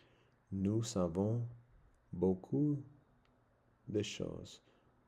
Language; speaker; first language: French; non-native, learner; English